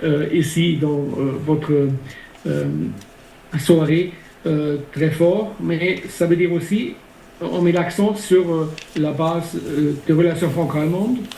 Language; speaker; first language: French; non-native, fluent; German